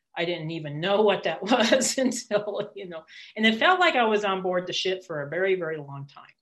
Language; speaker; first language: English; early bilingual, other home language; Italian